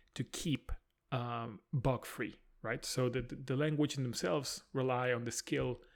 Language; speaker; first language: English; non-native, fluent; Spanish